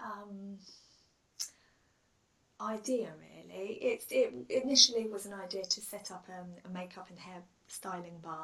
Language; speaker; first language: English; native; English